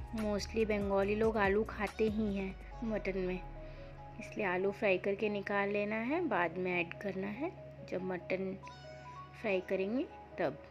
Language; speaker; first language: Hindi; non-native, local second language; Bangla